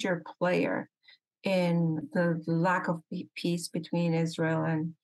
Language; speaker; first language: English; non-native, fluent; Persian